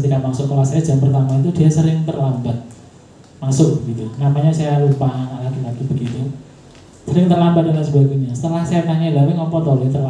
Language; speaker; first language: Indonesian; native; Indonesian